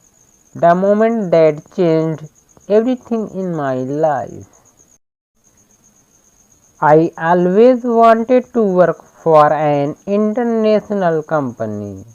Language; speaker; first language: English; non-native, learner; Hindi